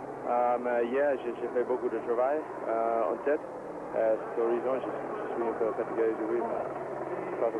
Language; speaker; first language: French; non-native, learner; Swiss German